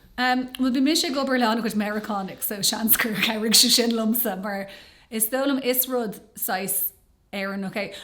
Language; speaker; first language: Irish; non-native, local second language; English